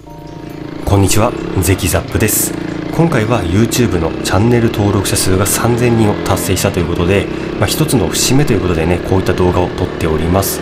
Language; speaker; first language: Japanese; native; Japanese